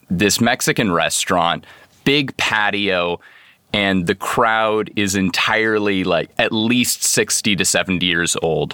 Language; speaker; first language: English; native; English